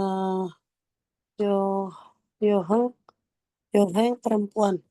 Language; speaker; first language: Korean; non-native, learner; Indonesian